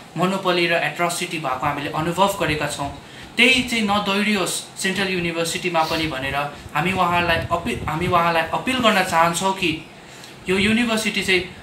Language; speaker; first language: Nepali; native; Nepali